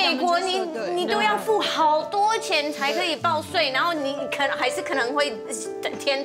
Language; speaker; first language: Chinese; non-native, fluent; Thai